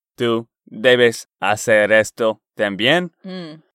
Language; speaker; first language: Spanish; non-native, learner; English